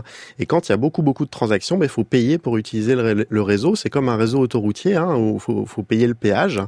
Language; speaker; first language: French; native; French